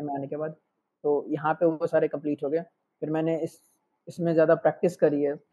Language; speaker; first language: Hindi; native; Hindi